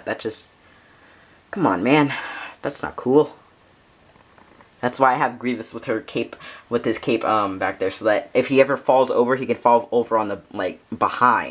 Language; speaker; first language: English; native; English